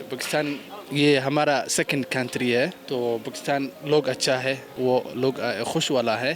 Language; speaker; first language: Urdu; non-native, learner; Somali